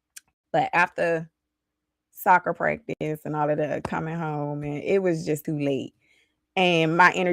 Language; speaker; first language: English; native; English